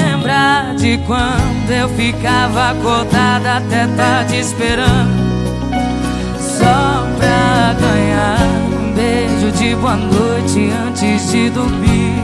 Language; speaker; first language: Portuguese; native; Portuguese